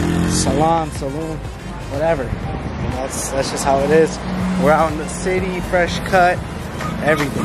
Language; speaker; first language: English; early bilingual, other home language; Urdu